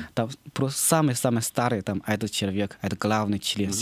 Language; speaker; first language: Russian; non-native, learner; Chinese